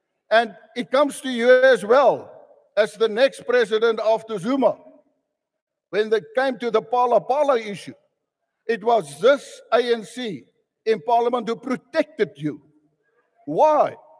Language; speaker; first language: English; non-native, local second language; Afrikaans